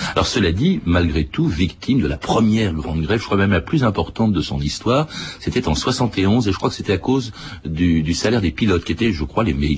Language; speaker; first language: French; native; French